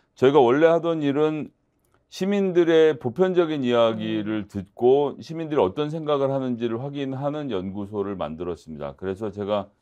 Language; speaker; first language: Korean; native; Korean